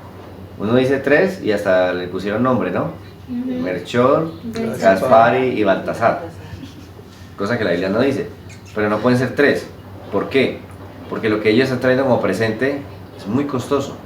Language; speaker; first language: Spanish; native; Spanish